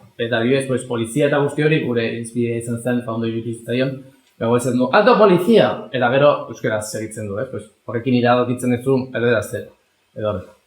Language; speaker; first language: Basque; native; Basque